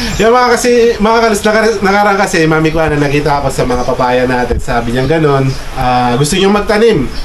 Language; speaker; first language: Filipino; native; Filipino